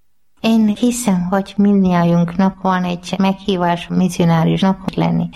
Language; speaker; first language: Hungarian; non-native, learner; Malayalam